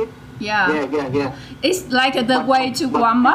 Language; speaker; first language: English; non-native, learner; Vietnamese